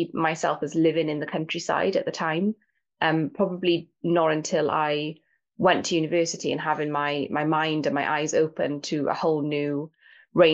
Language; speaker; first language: English; native; English